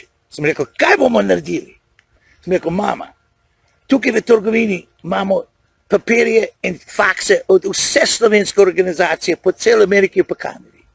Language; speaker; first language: Slovenian; early bilingual, heritage; Slovenian